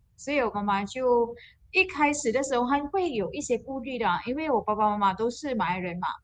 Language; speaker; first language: Chinese; non-native, local second language; Malay